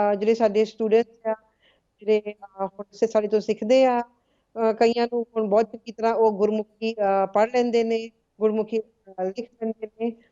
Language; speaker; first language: Punjabi; early bilingual, heritage; Punjabi